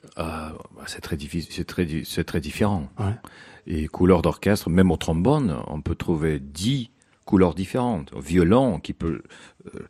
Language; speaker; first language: French; non-native, fluent; Russian